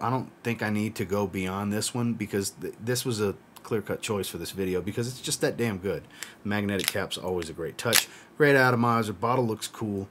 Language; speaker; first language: English; native; English